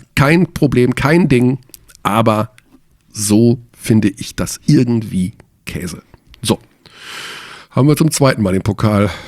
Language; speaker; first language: German; native; German